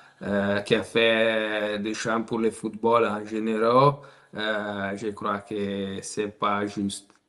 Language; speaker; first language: French; non-native, learner; Italian